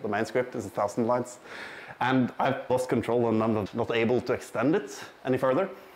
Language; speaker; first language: English; non-native, fluent; Norwegian